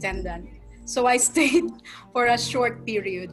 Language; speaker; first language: English; non-native, local second language; Tausug